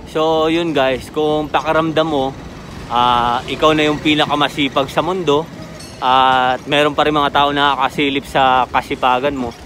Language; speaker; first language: Filipino; native; Filipino